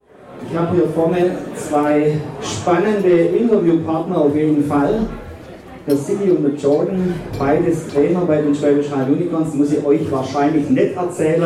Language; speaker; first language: German; native; German